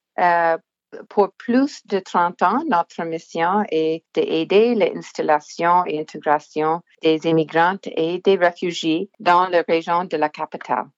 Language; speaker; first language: French; non-native, local second language; English